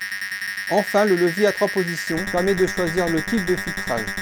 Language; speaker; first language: French; native; French